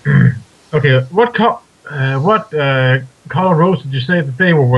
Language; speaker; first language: English; native; English